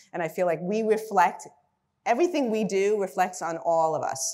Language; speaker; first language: English; native; English